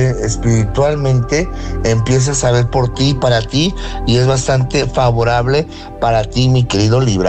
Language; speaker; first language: Spanish; native; Spanish